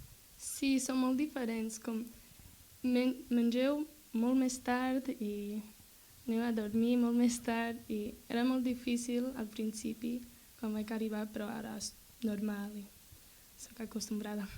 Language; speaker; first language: Catalan; non-native, learner; English